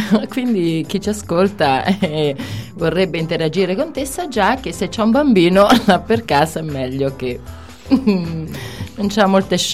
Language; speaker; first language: Italian; native; Italian